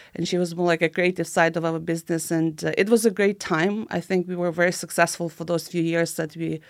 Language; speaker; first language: English; non-native, fluent; Ukrainian